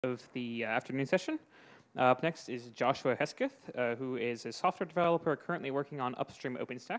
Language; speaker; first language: English; native; English